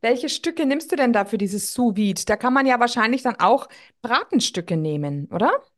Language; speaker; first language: German; native; German